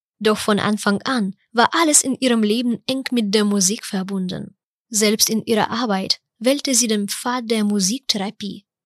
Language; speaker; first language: German; non-native, fluent; Ukrainian